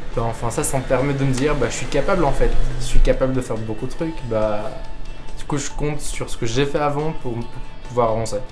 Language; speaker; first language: French; early bilingual, other home language; Armenian